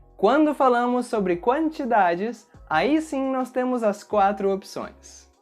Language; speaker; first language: Portuguese; native; Portuguese